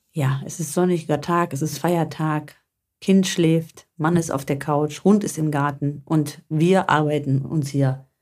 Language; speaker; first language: German; early bilingual, other home language; Greek